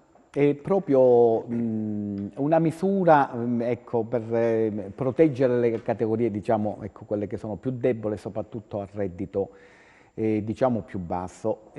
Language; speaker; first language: Italian; native; Italian